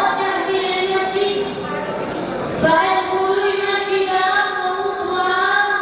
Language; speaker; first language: Arabic; non-native, learner; Urdu